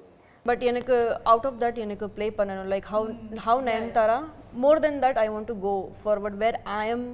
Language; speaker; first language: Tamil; non-native, learner; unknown